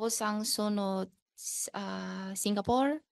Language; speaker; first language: Filipino; non-native, learner; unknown